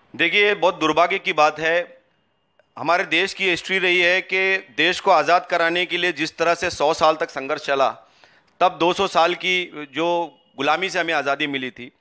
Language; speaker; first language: Hindi; non-native, local second language; Urdu